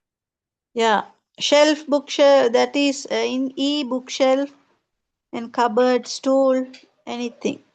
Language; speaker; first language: English; non-native, local second language; Tamil